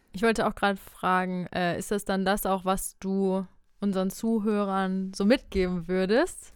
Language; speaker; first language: German; native; German